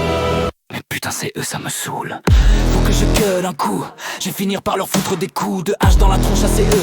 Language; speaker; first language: French; native; French